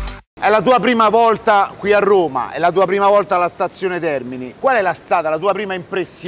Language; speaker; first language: Italian; native; Italian